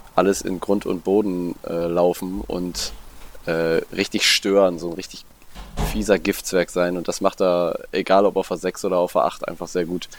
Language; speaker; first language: German; native; German